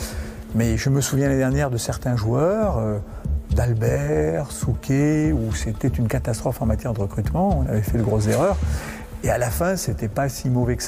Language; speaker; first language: French; native; French